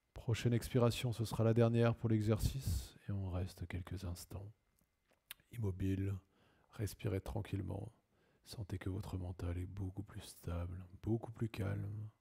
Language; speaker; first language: French; native; French